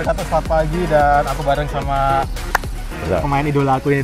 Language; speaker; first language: Indonesian; native; Indonesian